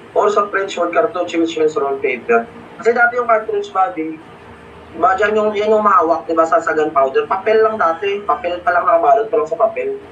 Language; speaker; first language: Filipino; non-native, local second language; Hiligaynon